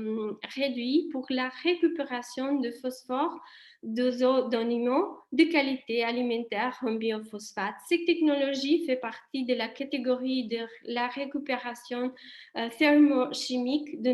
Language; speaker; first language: French; non-native, fluent; Italian